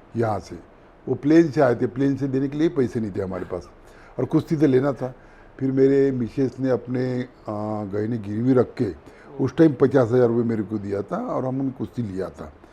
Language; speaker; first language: Hindi; non-native, local second language; Marathi